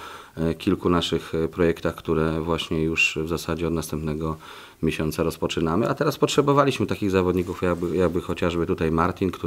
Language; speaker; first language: Polish; native; Polish